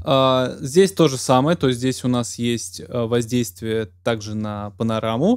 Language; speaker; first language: Russian; native; Russian